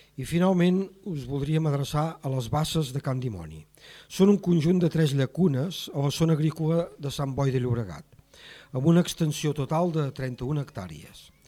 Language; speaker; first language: Catalan; native; Catalan